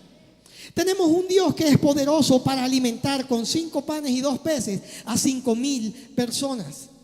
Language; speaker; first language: Spanish; native; Spanish